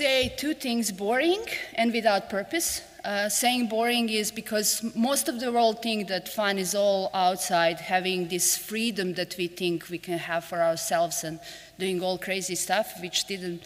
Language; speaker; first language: English; non-native, fluent; Serbian